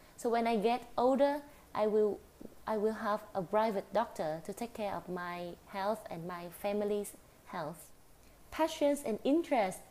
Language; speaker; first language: English; non-native, fluent; Vietnamese